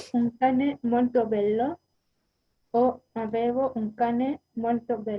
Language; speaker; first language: Italian; non-native, learner; Spanish